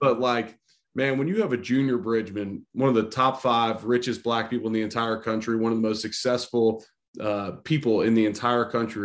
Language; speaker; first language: English; native; English